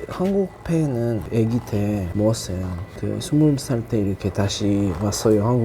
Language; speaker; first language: Korean; non-native, learner; French